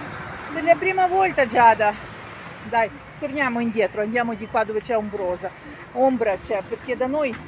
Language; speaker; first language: Italian; non-native, learner; Russian